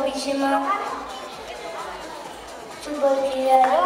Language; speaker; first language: Nepali; early bilingual, heritage; Nepali